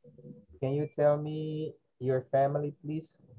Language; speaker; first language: English; non-native, fluent; Indonesian